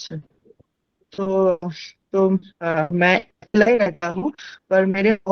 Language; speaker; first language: Hindi; non-native, local second language; Bangla